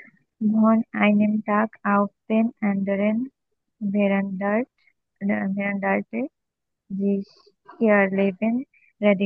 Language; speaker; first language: German; non-native, learner; Bangla